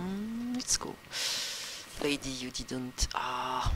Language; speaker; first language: English; non-native, learner; French